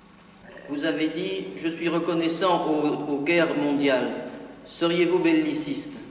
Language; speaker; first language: French; native; French